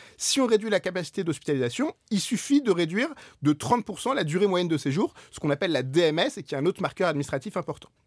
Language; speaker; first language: French; native; French